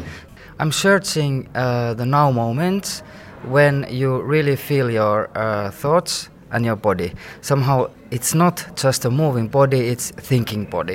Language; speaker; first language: English; non-native, fluent; Finnish